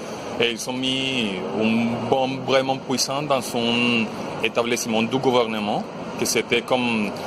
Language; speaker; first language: French; non-native, fluent; Spanish